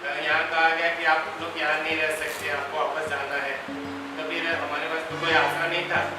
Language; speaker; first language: Hindi; native; Hindi